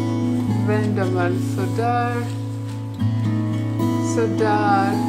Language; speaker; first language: Swedish; non-native, learner; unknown